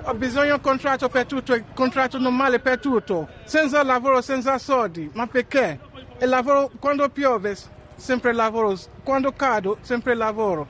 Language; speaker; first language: Italian; non-native, learner; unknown